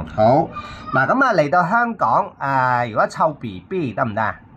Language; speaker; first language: Cantonese; native; Cantonese